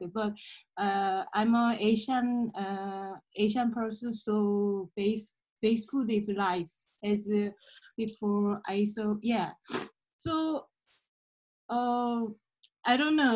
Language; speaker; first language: English; non-native, learner; Korean